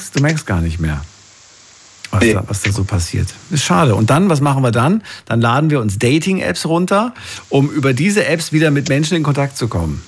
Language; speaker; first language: German; native; German